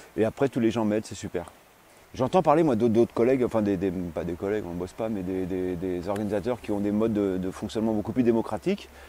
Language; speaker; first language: French; native; French